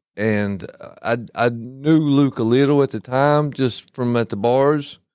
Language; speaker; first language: English; native; English